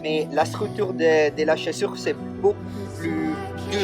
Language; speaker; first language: French; non-native, fluent; Spanish